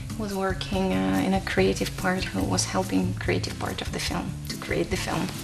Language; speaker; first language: English; non-native, fluent; Russian